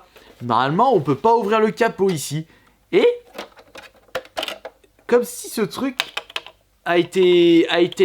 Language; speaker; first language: French; native; French